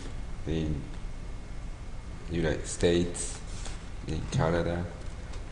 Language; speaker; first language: English; non-native, fluent; Japanese